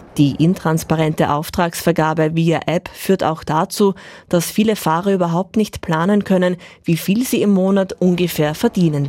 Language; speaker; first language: German; native; German